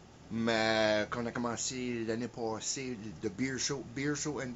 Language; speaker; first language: French; early bilingual, heritage; French